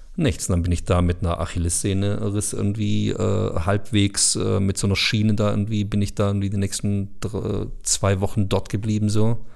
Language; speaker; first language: German; early bilingual, other home language; Bosnian